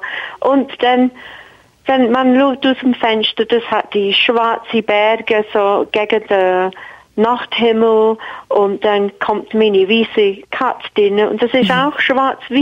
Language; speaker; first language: German; non-native, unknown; English